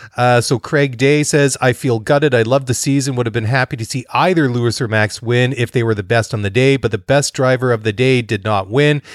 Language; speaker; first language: English; native; English